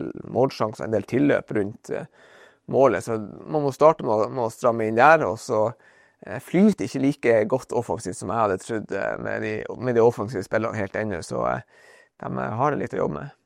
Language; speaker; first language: Norwegian; native; Norwegian